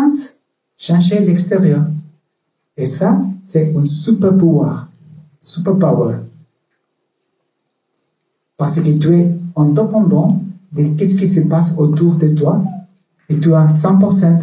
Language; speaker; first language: French; non-native, learner; Spanish